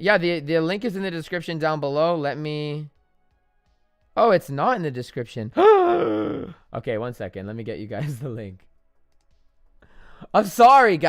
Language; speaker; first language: English; native; English